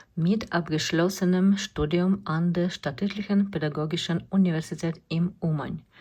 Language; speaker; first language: German; non-native, learner; Ukrainian